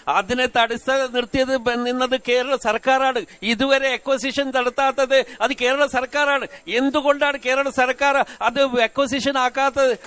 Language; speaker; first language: Malayalam; non-native, local second language; Kannada